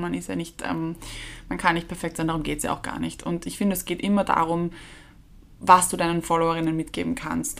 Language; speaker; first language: German; native; German